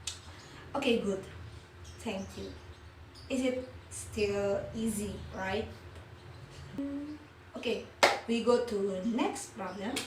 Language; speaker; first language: English; non-native, learner; Indonesian